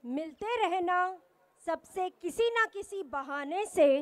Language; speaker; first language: Hindi; native; Hindi